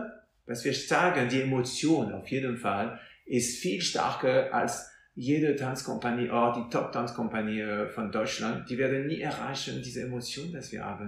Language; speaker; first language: German; non-native, fluent; French